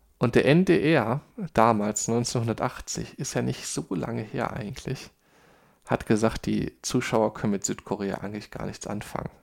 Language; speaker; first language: German; native; German